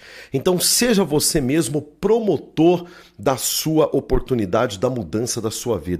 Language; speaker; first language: Portuguese; native; Portuguese